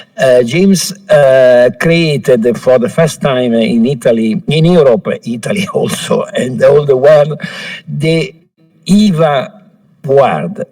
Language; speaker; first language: English; non-native, fluent; Italian